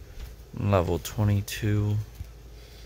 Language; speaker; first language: English; native; English